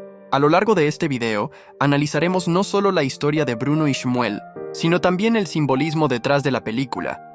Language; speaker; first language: Spanish; native; Spanish